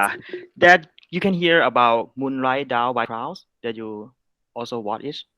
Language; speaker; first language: English; non-native, learner; Thai